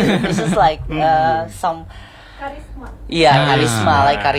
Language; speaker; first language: English; non-native, learner; Indonesian